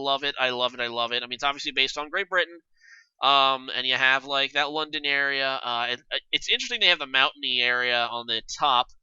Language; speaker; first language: English; native; English